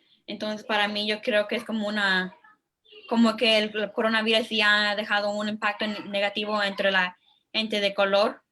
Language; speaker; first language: Spanish; early bilingual, heritage; Spanish